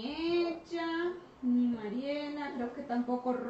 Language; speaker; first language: Spanish; native; Spanish